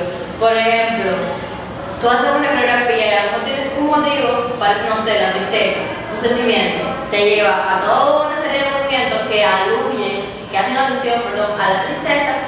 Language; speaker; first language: Spanish; native; Spanish